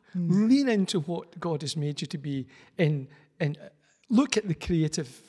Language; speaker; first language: English; native; English